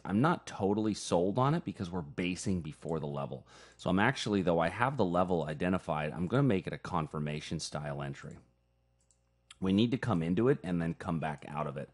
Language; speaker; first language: English; native; English